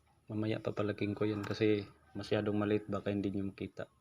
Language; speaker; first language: Filipino; non-native, local second language; Waray